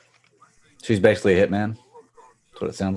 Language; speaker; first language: English; native; English